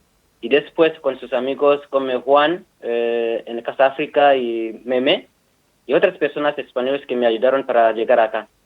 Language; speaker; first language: Spanish; non-native, fluent; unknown